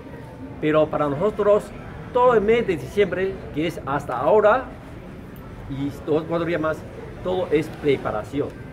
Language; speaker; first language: Spanish; non-native, fluent; Chinese